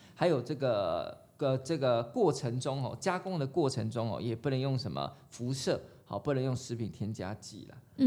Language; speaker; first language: Chinese; native; Chinese